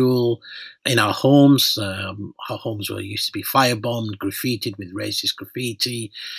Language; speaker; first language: English; native; English